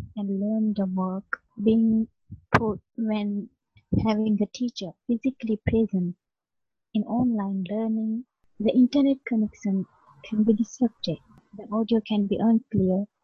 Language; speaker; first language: English; non-native, local second language; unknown